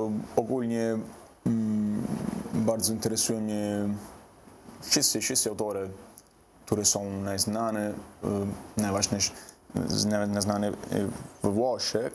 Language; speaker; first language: Polish; non-native, learner; Italian